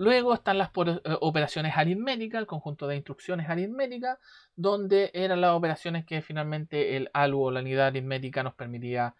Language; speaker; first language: Spanish; native; Spanish